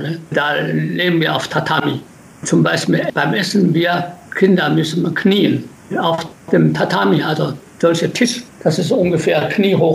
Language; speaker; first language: German; non-native, learner; Japanese